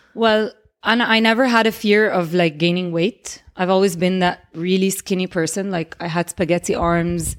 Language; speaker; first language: English; non-native, fluent; Arabic